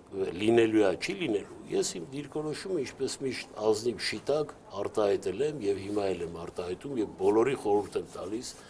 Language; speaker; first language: Armenian; native; Armenian